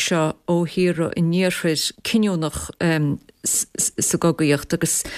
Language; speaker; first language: Irish; native; Irish